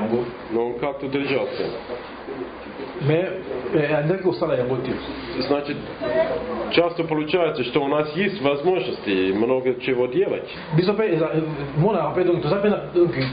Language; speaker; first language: Russian; non-native, fluent; English